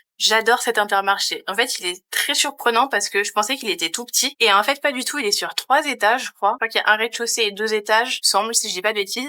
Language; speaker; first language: French; native; French